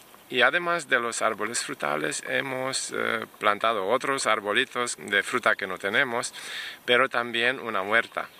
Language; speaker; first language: Spanish; non-native, fluent; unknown